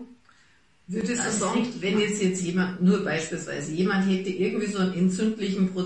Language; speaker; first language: German; native; German